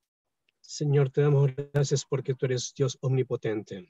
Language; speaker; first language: Spanish; native; Spanish